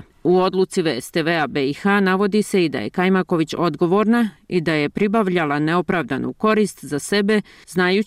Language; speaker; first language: Croatian; native; Croatian